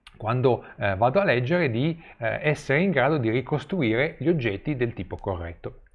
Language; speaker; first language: Italian; native; Italian